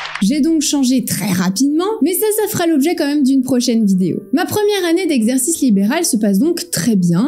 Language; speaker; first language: French; native; French